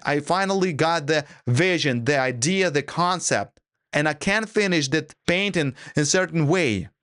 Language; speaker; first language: English; non-native, fluent; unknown